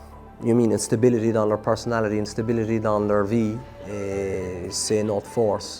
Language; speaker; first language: French; non-native, fluent; English